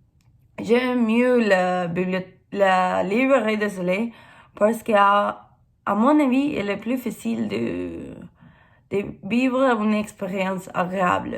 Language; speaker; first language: French; non-native, learner; English